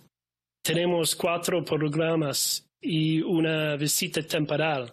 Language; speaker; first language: Spanish; non-native, fluent; English